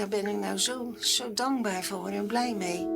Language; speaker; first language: Dutch; native; Dutch